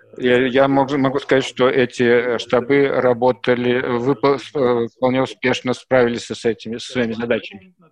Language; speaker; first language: Russian; non-native, fluent; German